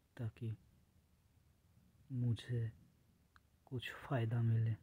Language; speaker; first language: Hindi; non-native, local second language; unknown